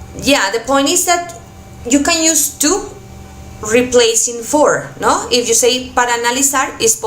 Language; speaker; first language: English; non-native, fluent; Spanish